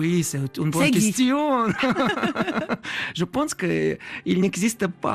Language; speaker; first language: French; non-native, fluent; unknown